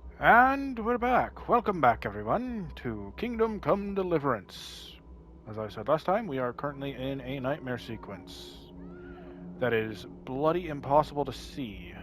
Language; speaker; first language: English; native; English